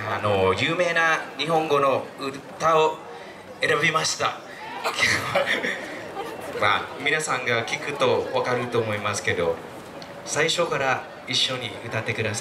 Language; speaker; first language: Japanese; non-native, fluent; Thai